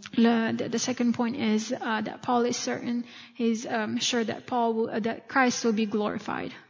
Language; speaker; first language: English; non-native, fluent; Italian